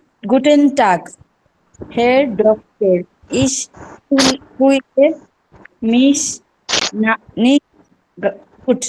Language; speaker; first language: German; non-native, learner; Bangla